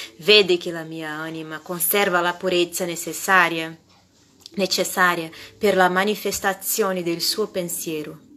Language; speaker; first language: Italian; non-native, fluent; Portuguese